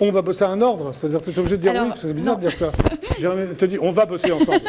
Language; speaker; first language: French; native; French